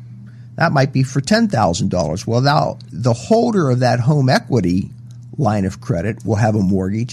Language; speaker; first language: English; native; English